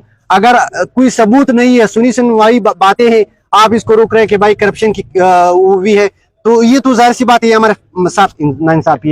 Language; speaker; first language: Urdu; non-native, local second language; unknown